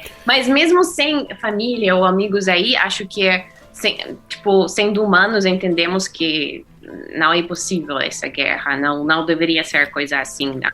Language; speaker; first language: Portuguese; non-native, fluent; Russian